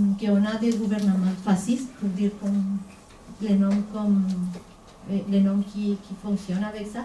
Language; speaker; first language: French; non-native, fluent; Spanish